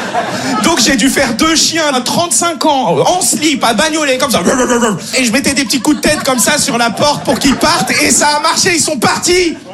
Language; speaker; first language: French; native; French